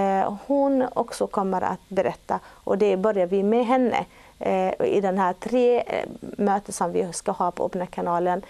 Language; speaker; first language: Swedish; non-native, fluent; Arabic